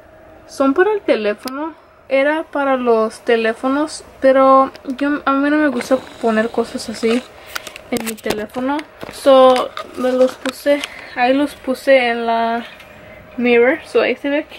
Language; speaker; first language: Spanish; early bilingual, other home language; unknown